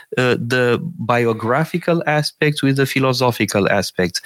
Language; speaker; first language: English; non-native, fluent; Romanian